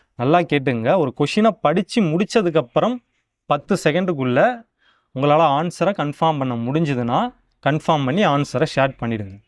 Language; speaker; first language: Tamil; native; Tamil